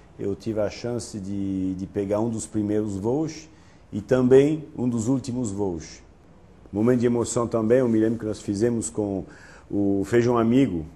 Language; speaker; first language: Portuguese; non-native, fluent; French